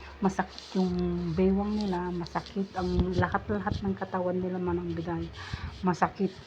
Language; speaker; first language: Filipino; non-native, local second language; Iloko